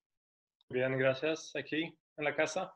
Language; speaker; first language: Spanish; non-native, fluent; Swedish